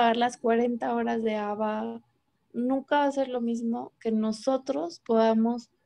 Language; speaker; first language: Spanish; native; Spanish